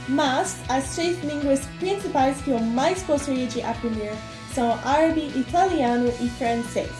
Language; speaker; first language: Portuguese; non-native, fluent; English